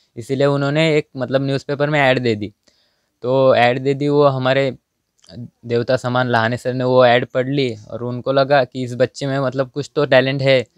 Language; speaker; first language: Hindi; non-native, local second language; Marathi